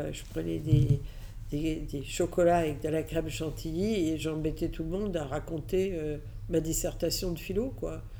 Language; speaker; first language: French; early bilingual, other home language; Catalan